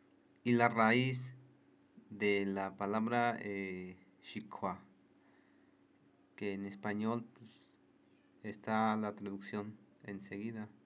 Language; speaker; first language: Spanish; non-native, local second language; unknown